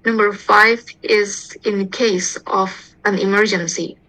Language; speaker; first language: English; non-native, fluent; Indonesian